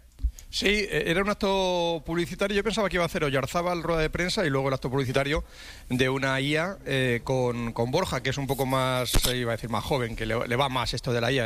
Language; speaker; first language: Spanish; native; Spanish